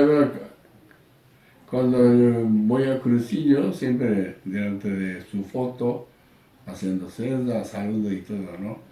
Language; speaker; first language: Spanish; non-native, learner; Japanese